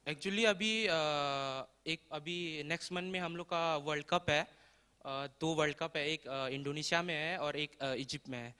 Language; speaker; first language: Hindi; non-native, local second language; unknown